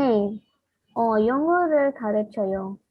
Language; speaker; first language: Korean; non-native, learner; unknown